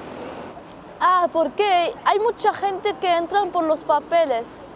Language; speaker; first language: Spanish; non-native, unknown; Arabic